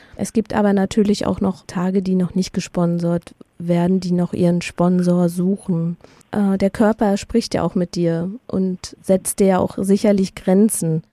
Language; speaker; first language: German; native; German